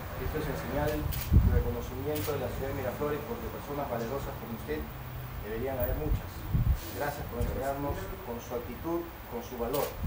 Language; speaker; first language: Spanish; native; Spanish